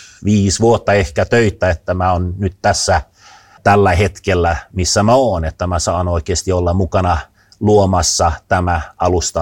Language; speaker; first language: Finnish; non-native, fluent; Swedish